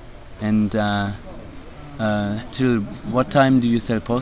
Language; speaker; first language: English; non-native, fluent; German